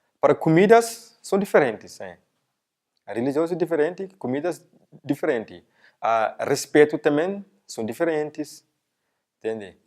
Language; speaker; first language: Portuguese; non-native, learner; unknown